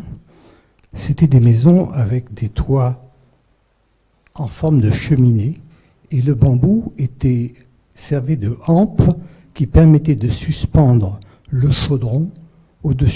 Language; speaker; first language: French; native; French